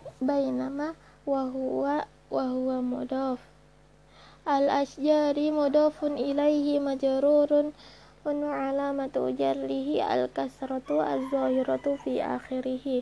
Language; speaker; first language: Arabic; non-native, learner; Indonesian